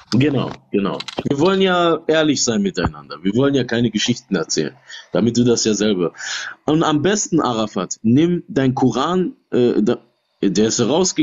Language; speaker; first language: German; native; German